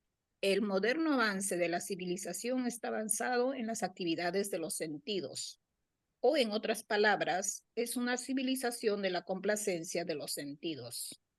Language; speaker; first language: Spanish; native; Spanish